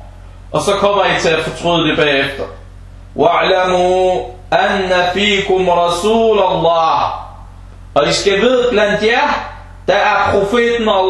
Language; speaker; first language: Danish; non-native, fluent; Arabic